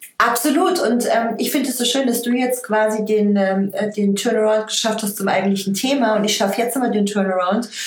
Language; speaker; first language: German; native; German